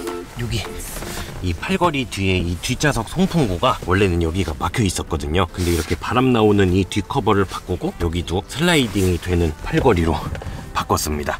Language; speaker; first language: Korean; native; Korean